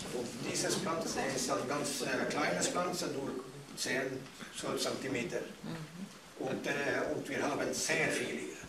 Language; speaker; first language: German; non-native, learner; Northern Sami